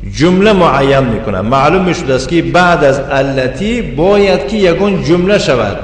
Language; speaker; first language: Persian; native; Persian